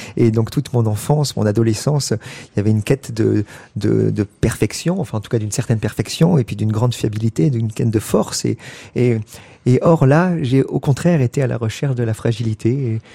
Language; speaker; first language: French; native; French